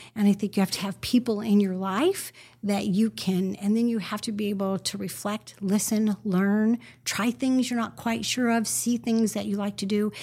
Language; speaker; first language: English; native; English